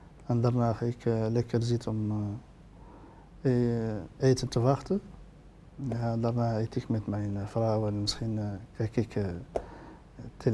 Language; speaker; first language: Dutch; non-native, learner; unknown